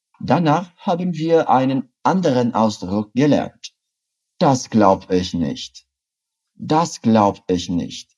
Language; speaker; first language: German; non-native, fluent; Portuguese